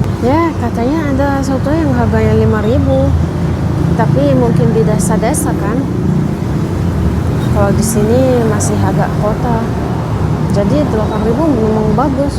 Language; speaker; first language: Indonesian; non-native, fluent; Arabic